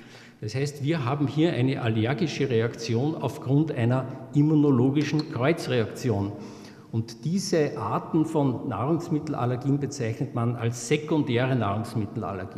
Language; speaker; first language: German; native; German